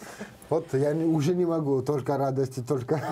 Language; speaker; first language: Russian; non-native, learner; Georgian